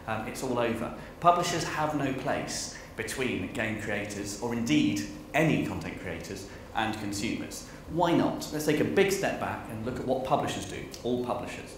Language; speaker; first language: English; native; English